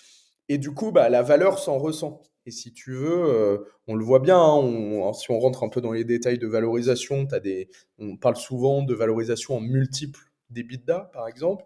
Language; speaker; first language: French; native; French